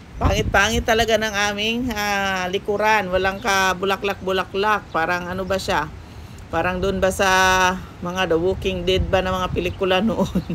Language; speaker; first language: Filipino; non-native, local second language; Cebuano